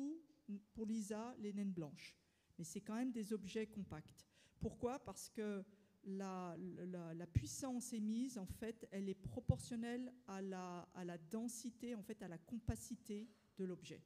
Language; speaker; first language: French; native; French